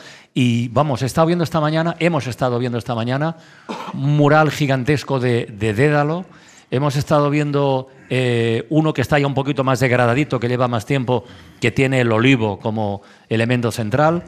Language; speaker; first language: Spanish; native; Spanish